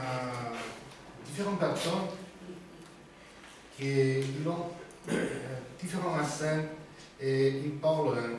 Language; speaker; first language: French; non-native, learner; Spanish